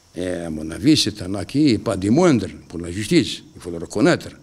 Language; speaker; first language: French; non-native, local second language; Arabic